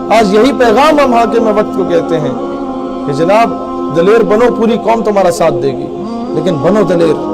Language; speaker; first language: Urdu; non-native, local second language; Punjabi